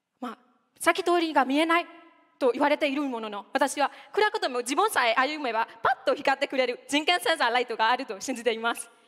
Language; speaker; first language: Japanese; non-native, fluent; Burmese